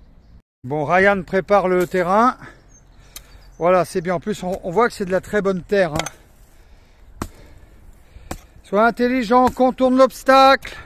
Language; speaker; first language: French; native; French